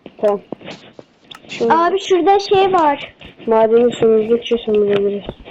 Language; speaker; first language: Turkish; native; Turkish